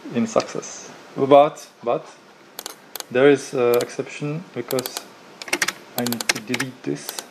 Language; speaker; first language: English; non-native, fluent; Czech